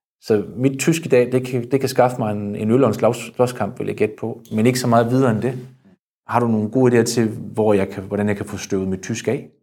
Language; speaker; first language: Danish; native; Danish